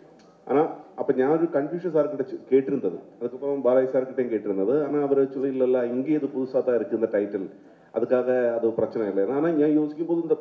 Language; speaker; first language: Tamil; non-native, learner; Malayalam